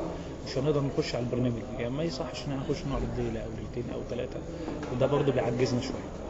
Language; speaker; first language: Arabic; native; Arabic